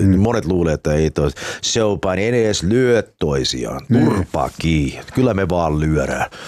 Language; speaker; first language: Finnish; early bilingual, heritage; Finnish